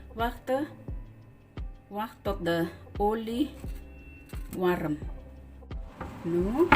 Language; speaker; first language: Dutch; non-native, learner; Indonesian